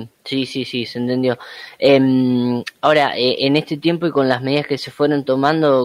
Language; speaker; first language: Spanish; native; Spanish